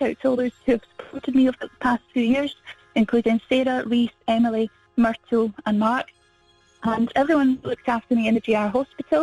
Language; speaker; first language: English; native; English